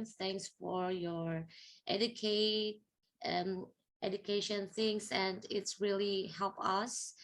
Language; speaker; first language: English; non-native, fluent; Indonesian